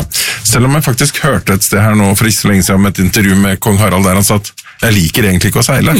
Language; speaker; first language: Norwegian; native; Norwegian